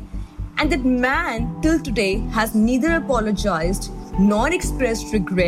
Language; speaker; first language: English; non-native, local second language; Urdu